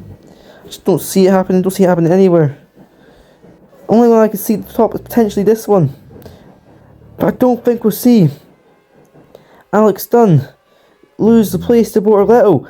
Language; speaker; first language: English; native; English